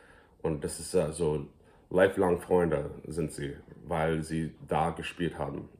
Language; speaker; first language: German; early bilingual, heritage; English